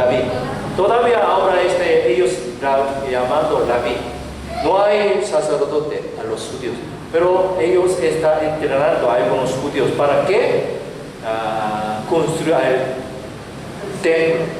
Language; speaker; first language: Spanish; non-native, learner; Korean